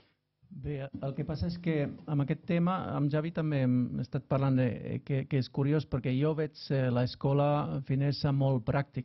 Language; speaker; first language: Catalan; non-native, fluent; Finnish